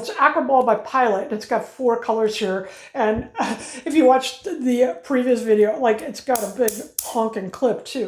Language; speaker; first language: English; native; English